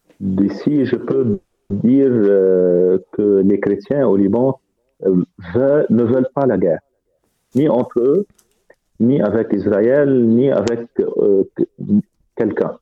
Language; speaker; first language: French; non-native, fluent; Arabic